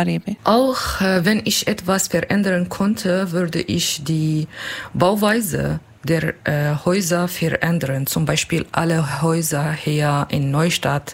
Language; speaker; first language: German; non-native, learner; Kurdish